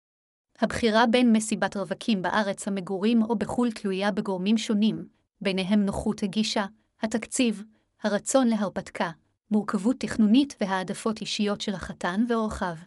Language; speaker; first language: Hebrew; native; Hebrew